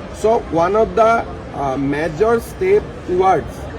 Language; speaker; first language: English; non-native, local second language; Assamese